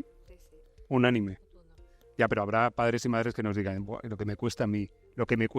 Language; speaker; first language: Spanish; native; Spanish